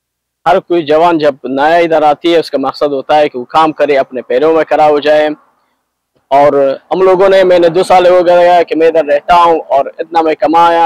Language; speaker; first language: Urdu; non-native, learner; Pashto